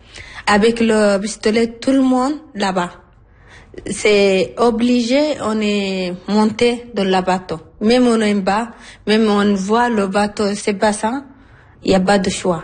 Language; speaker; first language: French; non-native, learner; Arabic